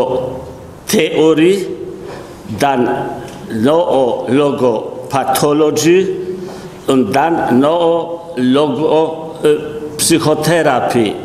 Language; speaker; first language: German; non-native, fluent; Polish